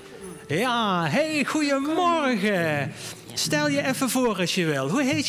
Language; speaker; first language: Dutch; native; Dutch